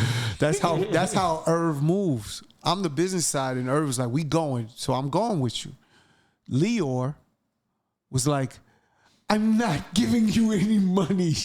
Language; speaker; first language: English; native; English